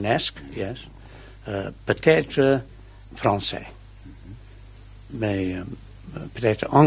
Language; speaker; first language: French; non-native, learner; English